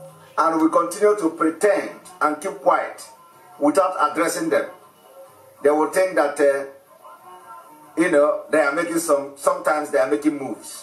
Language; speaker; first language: English; non-native, local second language; Igbo